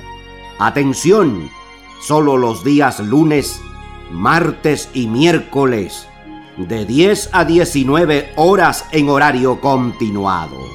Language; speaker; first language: Spanish; native; Spanish